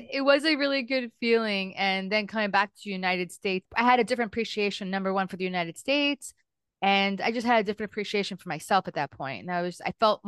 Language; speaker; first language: English; native; English